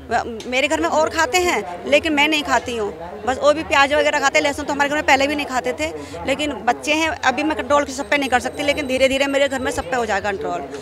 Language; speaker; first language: Hindi; native; Hindi